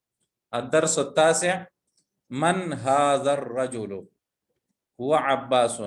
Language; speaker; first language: Arabic; non-native, fluent; Urdu